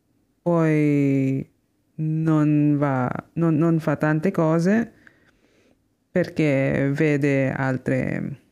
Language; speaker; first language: Italian; non-native, fluent; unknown